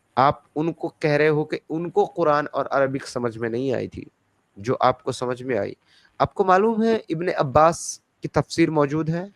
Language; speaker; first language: Urdu; native; Urdu